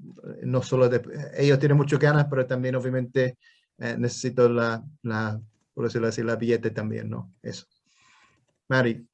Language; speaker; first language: Spanish; non-native, fluent; English